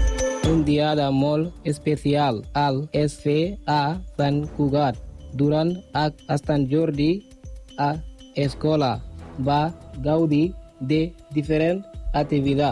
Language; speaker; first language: Catalan; non-native, learner; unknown